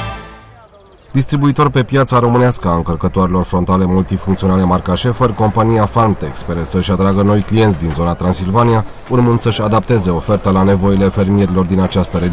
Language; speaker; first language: Romanian; native; Romanian